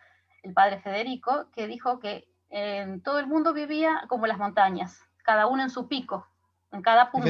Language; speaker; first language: Spanish; native; Spanish